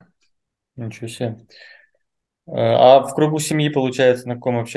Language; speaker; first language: Russian; native; Russian